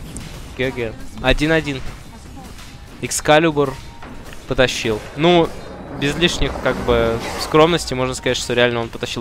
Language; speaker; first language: Russian; native; Russian